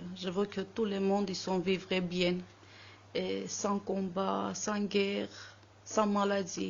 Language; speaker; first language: French; non-native, learner; Armenian